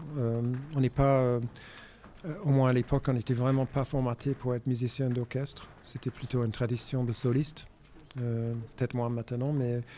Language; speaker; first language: French; non-native, fluent; English